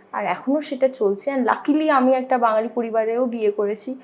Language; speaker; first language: Bangla; non-native, local second language; Hindi